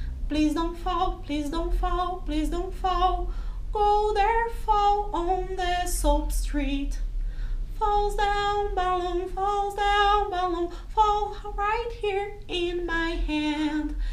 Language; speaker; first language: English; non-native, fluent; Portuguese